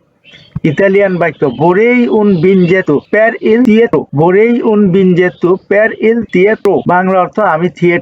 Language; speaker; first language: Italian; non-native, fluent; Bangla